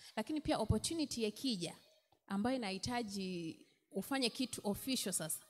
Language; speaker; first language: Swahili; native; Swahili